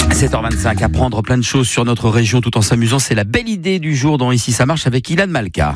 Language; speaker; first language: French; native; French